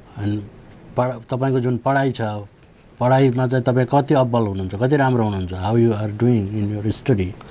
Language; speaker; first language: Nepali; native; Nepali